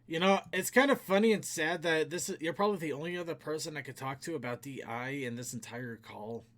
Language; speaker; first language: English; native; English